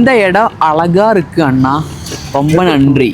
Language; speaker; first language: Tamil; non-native, learner; Malayalam